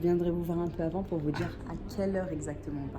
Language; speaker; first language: French; native; French